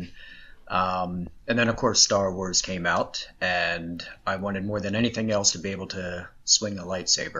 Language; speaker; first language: English; native; English